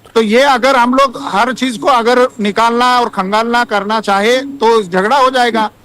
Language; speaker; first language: Hindi; non-native, local second language; Marathi